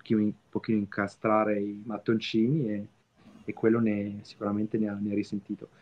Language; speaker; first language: Italian; native; Italian